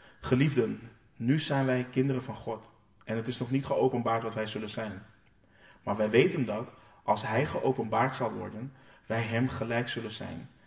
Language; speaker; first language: Dutch; non-native, local second language; Papiamento